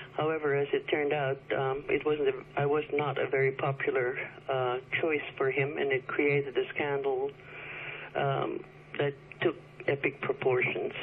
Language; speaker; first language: English; early bilingual, other home language; Chinese